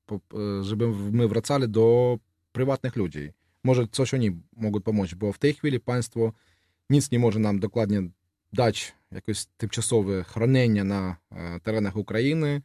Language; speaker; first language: Polish; non-native, learner; Russian